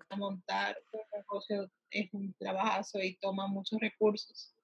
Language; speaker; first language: Spanish; early bilingual, heritage; Spanish